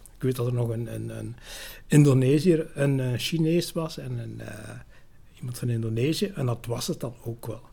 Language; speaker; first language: Dutch; early bilingual, other home language; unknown